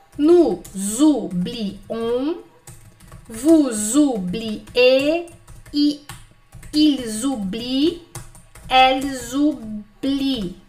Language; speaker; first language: French; non-native, fluent; Portuguese